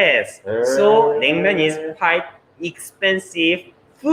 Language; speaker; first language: English; non-native, learner; Korean